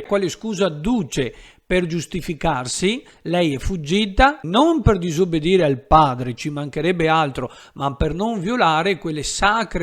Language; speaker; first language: Italian; native; Italian